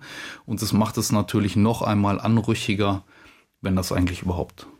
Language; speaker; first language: German; native; German